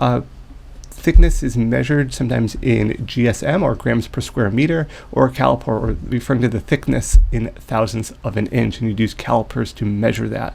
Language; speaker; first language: English; native; English